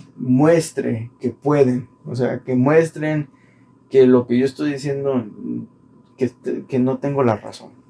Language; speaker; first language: Spanish; early bilingual, heritage; Spanish